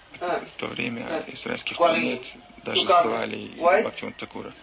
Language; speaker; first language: Russian; non-native, learner; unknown